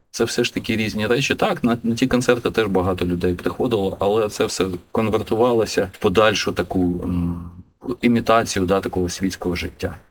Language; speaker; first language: Ukrainian; non-native, local second language; Russian